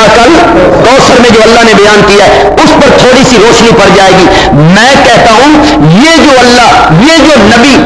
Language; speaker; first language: Urdu; non-native, local second language; Punjabi